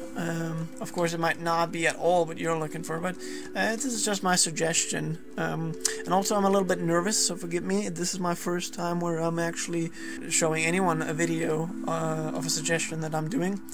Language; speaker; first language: English; non-native, fluent; Danish